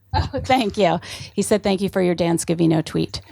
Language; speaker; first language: English; native; English